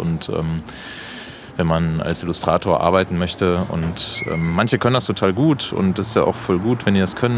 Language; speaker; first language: German; native; German